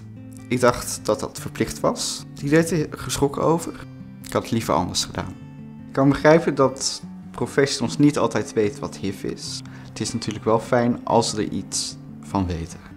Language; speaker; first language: Dutch; native; Dutch